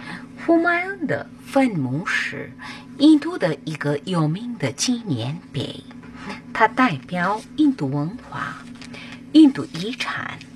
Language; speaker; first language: Chinese; non-native, learner; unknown